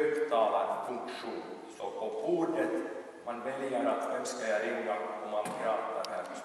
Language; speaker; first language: Swedish; non-native, local second language; Finnish